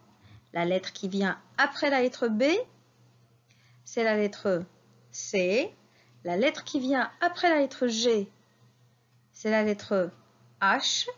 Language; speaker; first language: French; non-native, local second language; Arabic